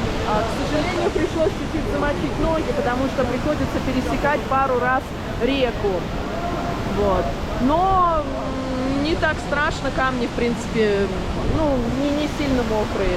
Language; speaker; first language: Russian; native; Russian